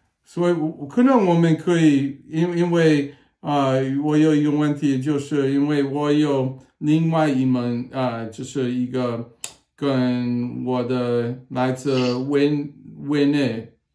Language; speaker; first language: Chinese; non-native, learner; English